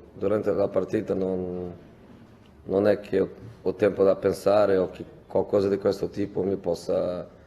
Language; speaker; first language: Italian; non-native, fluent; Portuguese